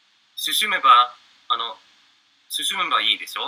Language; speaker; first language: Japanese; non-native, learner; English